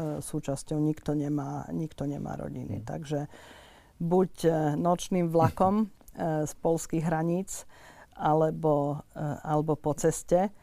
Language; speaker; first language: Slovak; native; Slovak